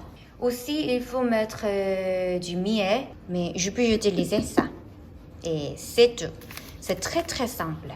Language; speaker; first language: French; non-native, learner; Korean